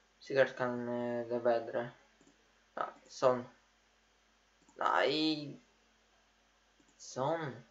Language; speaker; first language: Norwegian; non-native, learner; Polish